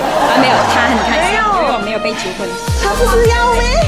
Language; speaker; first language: Chinese; native; Chinese